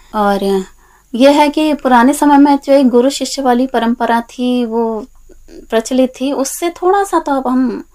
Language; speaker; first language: Hindi; native; Hindi